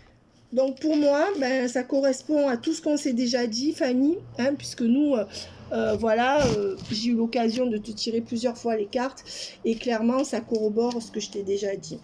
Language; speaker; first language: French; native; French